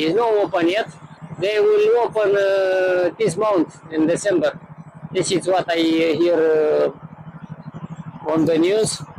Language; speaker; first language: English; non-native, learner; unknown